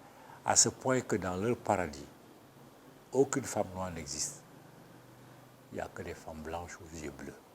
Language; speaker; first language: French; non-native, local second language; Bambara